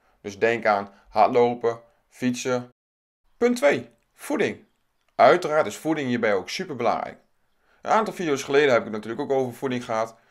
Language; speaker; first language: Dutch; native; Dutch